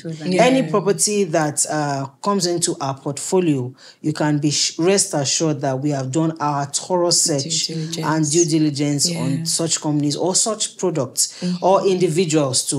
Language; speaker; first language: English; native; English